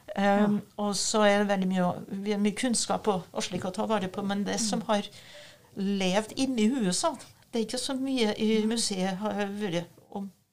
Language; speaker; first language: Norwegian; non-native, fluent; French